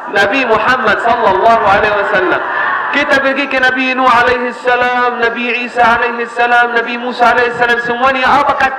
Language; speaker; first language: Indonesian; non-native, learner; Arabic